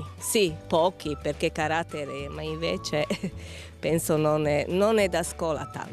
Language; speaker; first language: Italian; non-native, learner; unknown